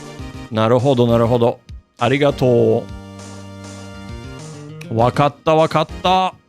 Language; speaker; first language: Japanese; non-native, learner; English